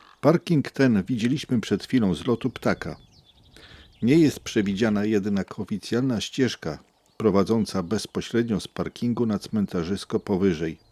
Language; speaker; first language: Polish; native; Polish